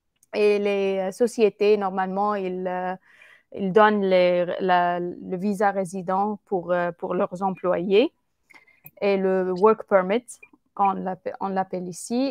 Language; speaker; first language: French; non-native, fluent; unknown